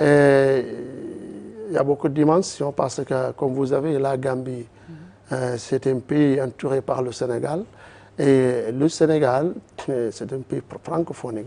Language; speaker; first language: French; non-native, learner; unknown